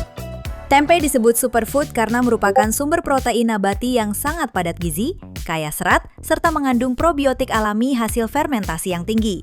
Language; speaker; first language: Indonesian; native; Indonesian